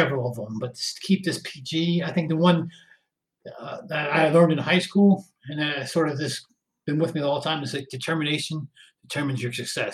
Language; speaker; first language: English; native; English